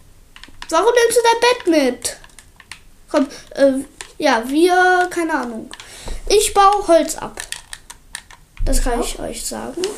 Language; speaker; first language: German; native; German